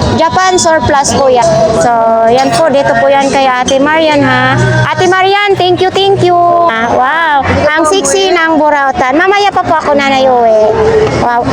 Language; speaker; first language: Filipino; non-native, local second language; Cebuano